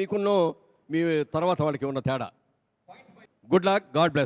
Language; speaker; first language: Telugu; native; Telugu